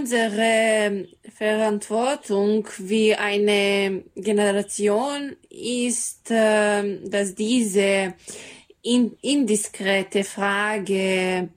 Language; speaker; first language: German; non-native, learner; Serbian